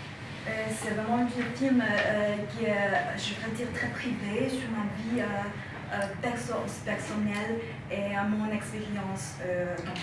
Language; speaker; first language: French; non-native, fluent; Chinese